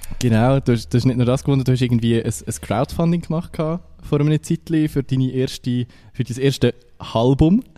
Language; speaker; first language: German; native; German